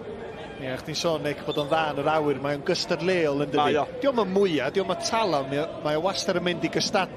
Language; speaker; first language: Welsh; native; Welsh